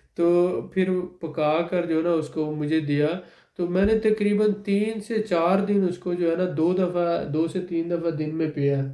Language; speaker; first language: Urdu; non-native, local second language; Punjabi